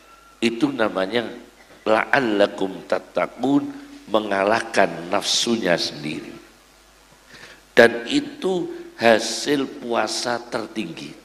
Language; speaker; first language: Indonesian; native; Indonesian